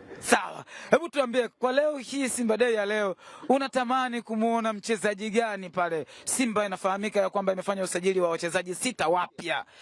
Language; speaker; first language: Swahili; native; Swahili